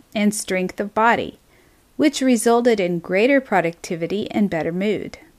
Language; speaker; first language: English; native; English